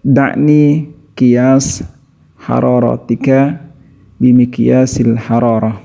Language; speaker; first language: Arabic; non-native, fluent; Indonesian